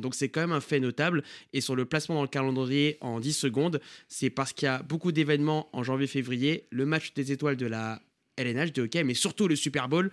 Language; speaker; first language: French; native; French